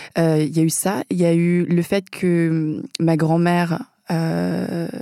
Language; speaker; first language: French; early bilingual, other home language; Vietnamese